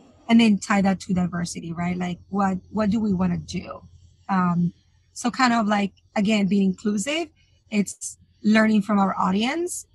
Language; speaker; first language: English; non-native, fluent; Spanish